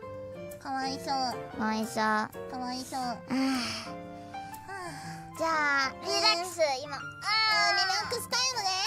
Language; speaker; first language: Japanese; non-native, learner; Indonesian